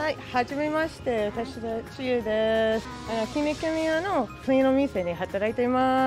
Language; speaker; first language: Japanese; non-native, learner; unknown